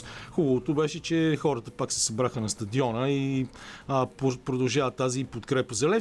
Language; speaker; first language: Bulgarian; native; Bulgarian